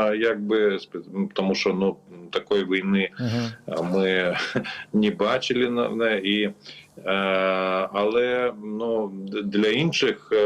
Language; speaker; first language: Ukrainian; non-native, learner; Lithuanian